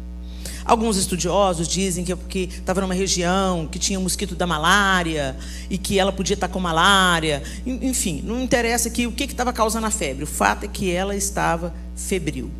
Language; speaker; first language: Portuguese; native; Portuguese